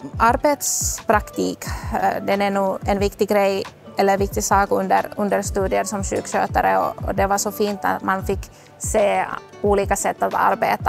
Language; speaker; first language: Swedish; non-native, local second language; Finnish